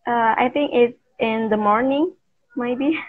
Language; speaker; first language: English; non-native, learner; Indonesian